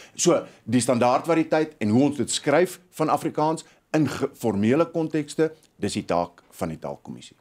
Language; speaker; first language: Afrikaans; native; Afrikaans